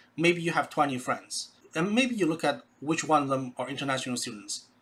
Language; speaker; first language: English; non-native, fluent; Chinese